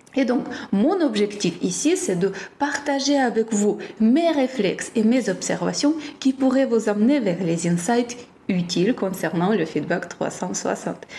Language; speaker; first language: French; non-native, fluent; Ukrainian